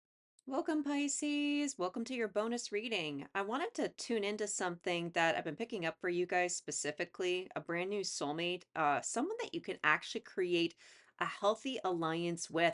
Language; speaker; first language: English; native; English